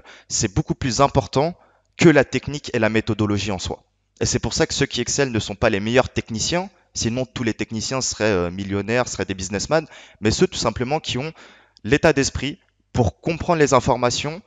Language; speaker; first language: French; native; French